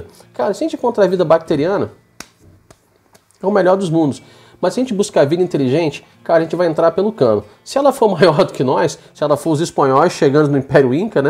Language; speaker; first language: Portuguese; native; Portuguese